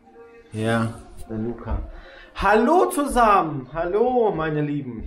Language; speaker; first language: German; native; German